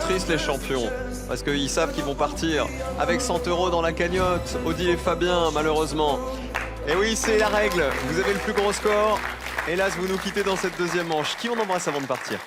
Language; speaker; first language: French; native; French